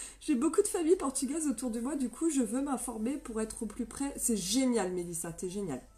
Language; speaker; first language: French; native; French